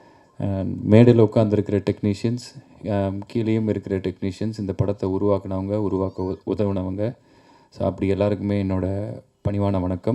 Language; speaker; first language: Tamil; native; Tamil